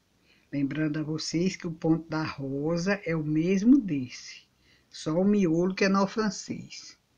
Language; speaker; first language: Portuguese; native; Portuguese